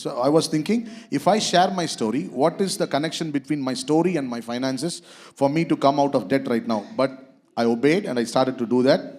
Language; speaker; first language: English; non-native, local second language; Tamil